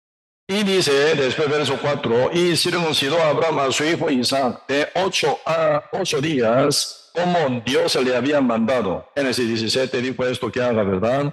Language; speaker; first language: Spanish; non-native, learner; Korean